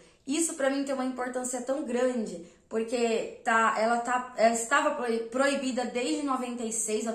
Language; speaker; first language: Portuguese; native; Portuguese